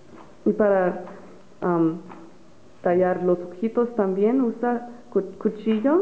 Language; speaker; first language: Spanish; non-native, learner; English